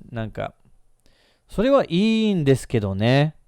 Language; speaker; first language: Japanese; non-native, fluent; English